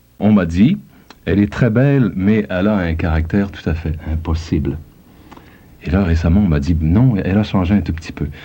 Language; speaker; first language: French; native; French